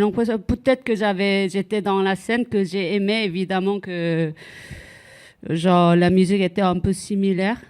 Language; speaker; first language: French; non-native, fluent; Korean